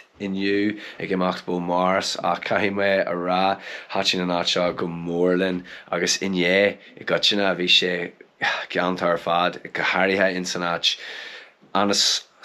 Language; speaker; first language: Irish; non-native, local second language; English